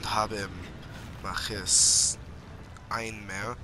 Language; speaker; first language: German; non-native, learner; English